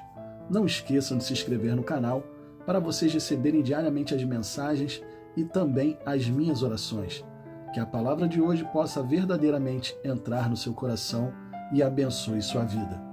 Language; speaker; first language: Portuguese; native; Portuguese